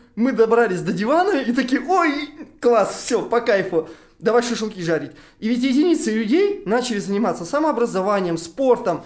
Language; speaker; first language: Russian; native; Russian